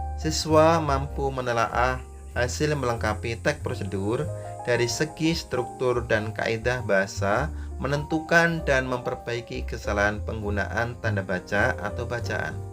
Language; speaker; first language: Indonesian; native; Indonesian